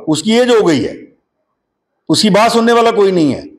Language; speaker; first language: Hindi; native; Hindi